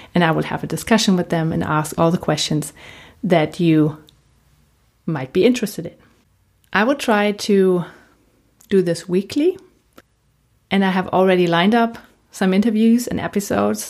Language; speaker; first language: English; non-native, fluent; German